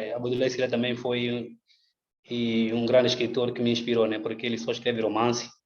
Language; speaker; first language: Portuguese; non-native, local second language; Upper Guinea Crioulo